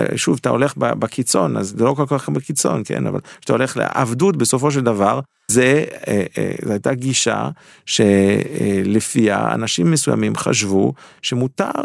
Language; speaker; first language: Hebrew; non-native, fluent; French